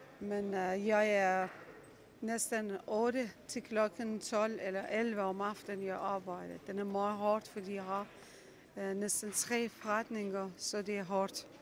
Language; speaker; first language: Danish; non-native, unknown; Persian